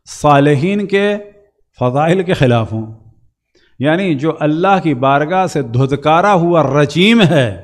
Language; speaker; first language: Urdu; native; Urdu